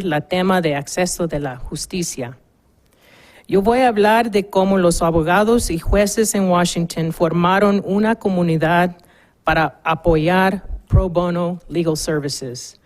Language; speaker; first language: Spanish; non-native, learner; English